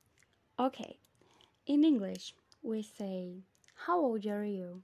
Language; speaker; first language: English; non-native, fluent; Portuguese